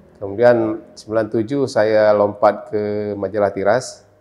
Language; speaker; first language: Indonesian; native; Indonesian